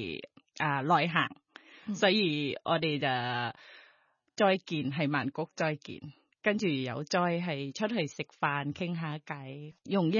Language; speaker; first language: Cantonese; non-native, learner; Thai